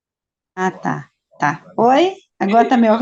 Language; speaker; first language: Portuguese; native; Portuguese